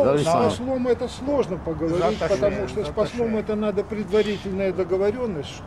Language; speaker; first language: Russian; native; Russian